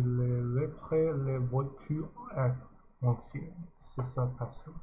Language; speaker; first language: French; non-native, learner; English